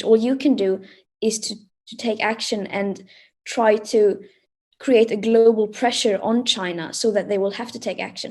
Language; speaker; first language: English; non-native, fluent; Swedish